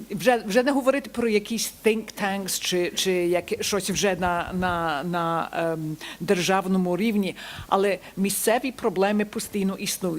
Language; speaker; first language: Ukrainian; early bilingual, heritage; Ukrainian